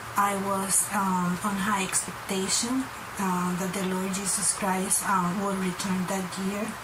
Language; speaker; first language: English; non-native, fluent; Spanish